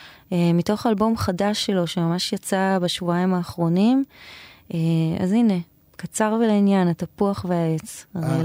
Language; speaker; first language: Hebrew; native; Hebrew